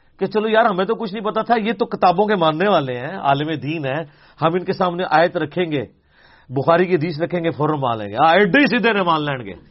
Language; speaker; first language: Urdu; non-native, local second language; Punjabi